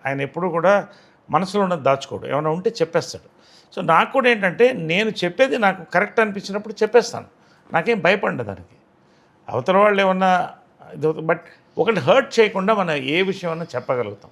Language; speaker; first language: Telugu; native; Telugu